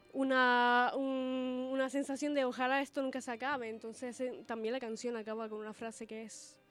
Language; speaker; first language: Spanish; early bilingual, other home language; Italian